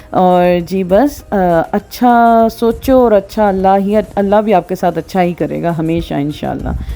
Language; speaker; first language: Urdu; non-native, local second language; Punjabi